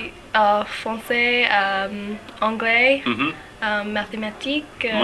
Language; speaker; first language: French; non-native, learner; English